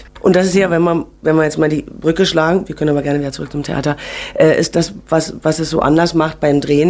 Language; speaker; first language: German; native; German